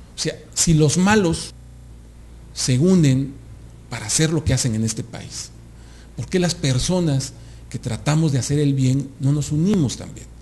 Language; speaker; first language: Spanish; native; Spanish